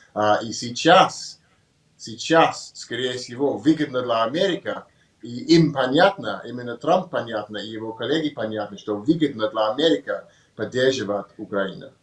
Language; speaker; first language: Russian; non-native, learner; English